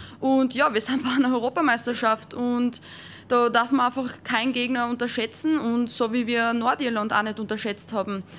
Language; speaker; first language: German; native; German